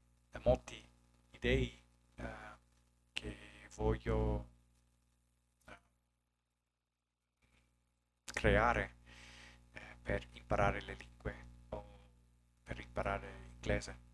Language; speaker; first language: Italian; non-native, learner; English